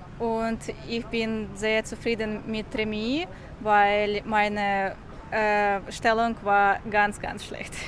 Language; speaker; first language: German; non-native, learner; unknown